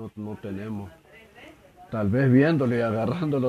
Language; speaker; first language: Spanish; native; Spanish